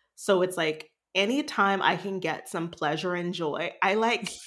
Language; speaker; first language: English; early bilingual, other home language; Haitian Creole